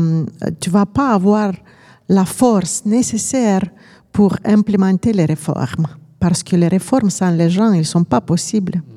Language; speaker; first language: French; non-native, fluent; Romanian